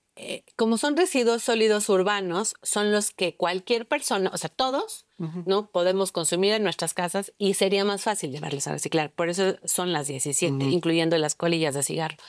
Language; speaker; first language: Spanish; native; Spanish